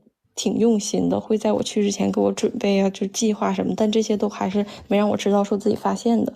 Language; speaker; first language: Chinese; native; Chinese